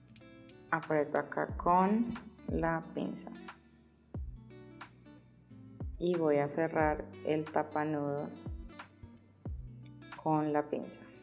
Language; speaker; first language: Spanish; native; Spanish